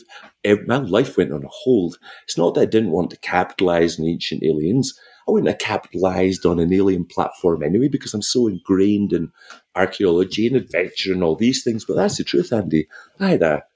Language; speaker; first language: English; native; English